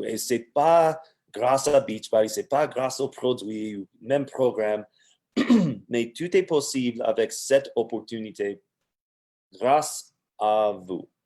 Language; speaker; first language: French; non-native, fluent; English